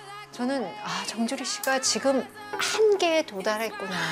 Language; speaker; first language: Korean; native; Korean